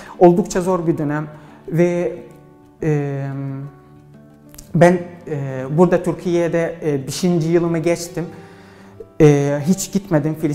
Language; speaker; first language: Turkish; non-native, fluent; Arabic